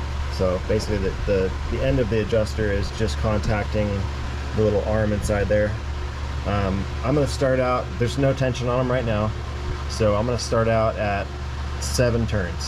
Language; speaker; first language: English; native; English